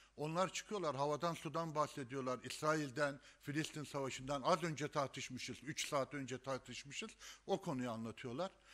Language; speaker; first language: Turkish; native; Turkish